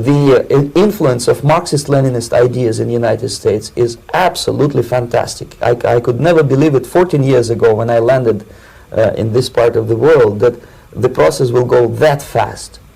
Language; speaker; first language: English; non-native, fluent; Russian